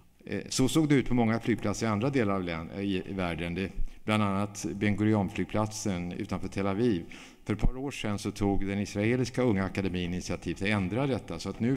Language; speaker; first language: Swedish; native; Swedish